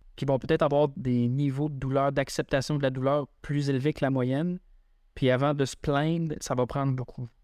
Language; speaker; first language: French; native; French